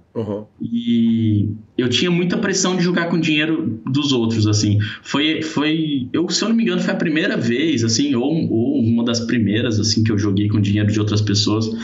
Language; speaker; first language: Portuguese; native; Portuguese